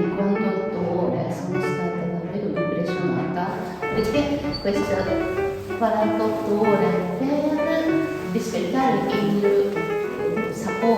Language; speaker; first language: Italian; non-native, fluent; Japanese